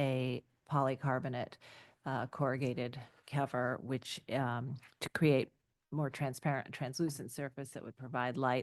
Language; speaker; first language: English; native; English